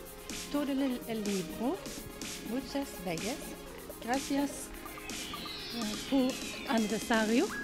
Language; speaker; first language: Spanish; non-native, learner; Swedish